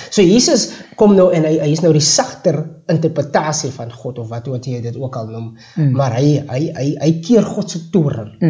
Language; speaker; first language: Afrikaans; native; Afrikaans